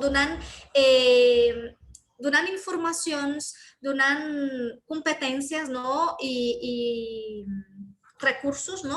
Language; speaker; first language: Catalan; non-native, fluent; Portuguese